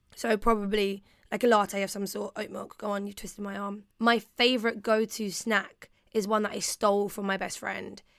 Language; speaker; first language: English; native; English